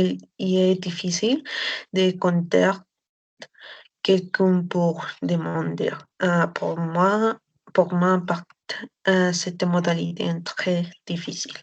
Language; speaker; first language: French; non-native, learner; Spanish